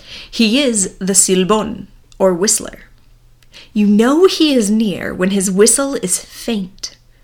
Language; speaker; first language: English; native; English